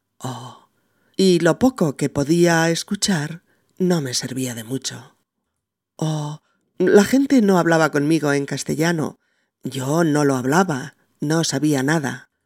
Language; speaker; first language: Spanish; native; Spanish